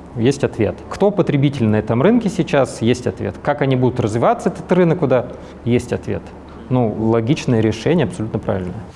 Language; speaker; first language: Russian; native; Russian